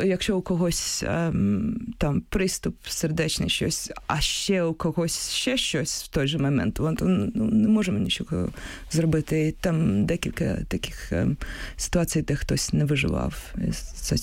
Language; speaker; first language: Ukrainian; non-native, local second language; Russian